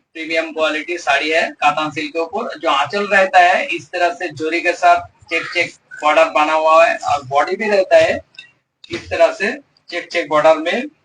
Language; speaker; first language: Hindi; non-native, local second language; Bangla